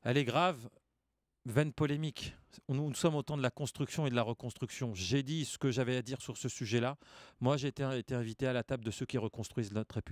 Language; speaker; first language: French; native; French